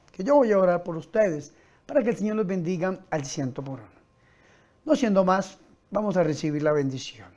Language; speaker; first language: Spanish; native; Spanish